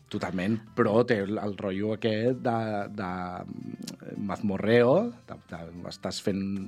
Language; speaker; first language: Catalan; native; Catalan